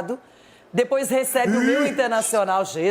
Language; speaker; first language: Portuguese; native; Portuguese